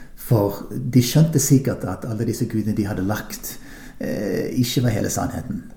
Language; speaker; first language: Norwegian; non-native, fluent; English